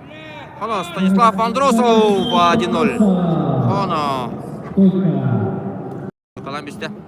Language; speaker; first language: Russian; non-native, local second language; Yakut